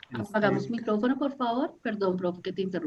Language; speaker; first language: Spanish; native; Spanish